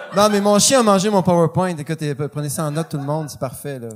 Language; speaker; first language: French; native; French